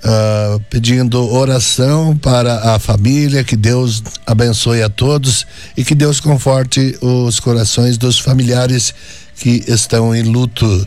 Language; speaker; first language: Portuguese; native; Portuguese